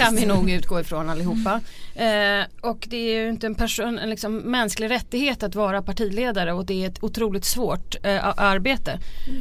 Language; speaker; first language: Swedish; native; Swedish